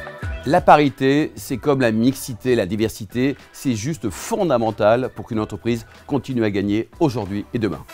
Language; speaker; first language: French; native; French